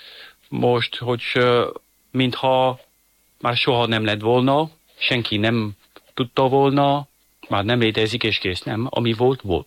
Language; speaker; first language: Hungarian; non-native, fluent; French